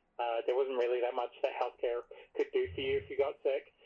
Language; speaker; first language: English; native; English